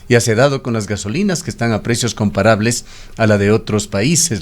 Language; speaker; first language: Spanish; native; Spanish